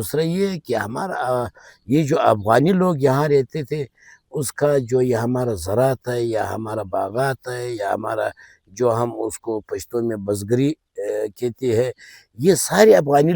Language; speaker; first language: Urdu; non-native, local second language; Pashto